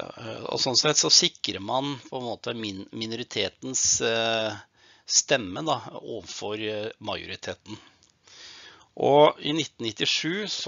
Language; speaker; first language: Norwegian; native; Norwegian